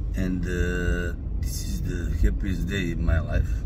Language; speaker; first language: English; non-native, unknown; Croatian